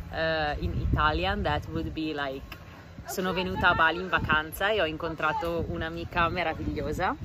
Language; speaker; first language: English; non-native, fluent; Italian